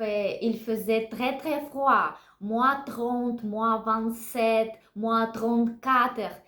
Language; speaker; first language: French; non-native, learner; Russian